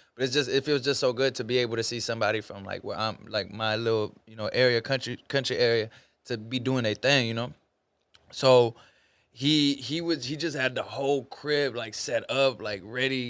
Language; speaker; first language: English; early bilingual, other home language; Spanish